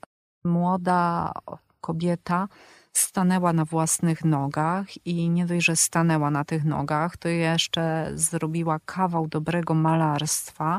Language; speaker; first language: Polish; native; Polish